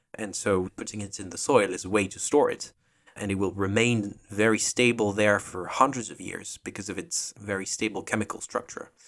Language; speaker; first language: English; non-native, fluent; French